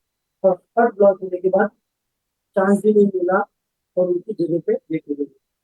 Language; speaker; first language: Hindi; non-native, local second language; Marathi